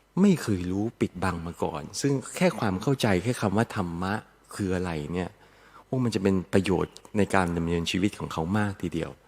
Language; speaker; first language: Thai; native; Thai